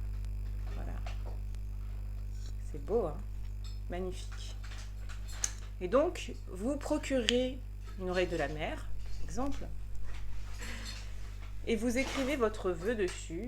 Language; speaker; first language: French; native; French